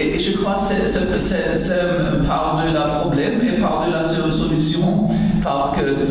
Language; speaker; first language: French; non-native, learner; German